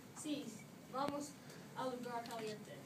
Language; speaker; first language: Spanish; non-native, learner; English